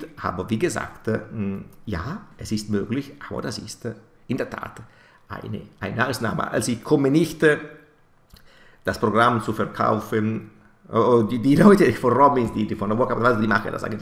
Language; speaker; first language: German; non-native, fluent; Italian